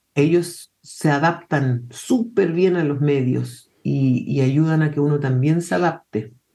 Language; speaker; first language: Spanish; early bilingual, heritage; Spanish